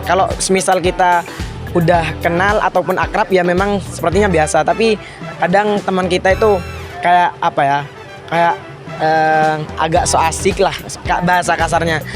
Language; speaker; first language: Indonesian; non-native, local second language; Madurese